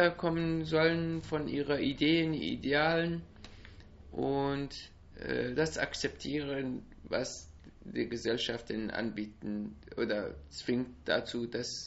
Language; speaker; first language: German; non-native, learner; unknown